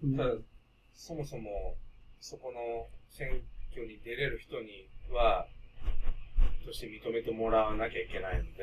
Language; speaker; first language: Japanese; native; Japanese